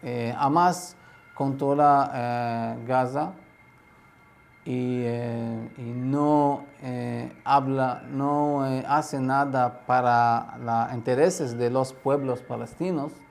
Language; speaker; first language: Spanish; non-native, learner; Arabic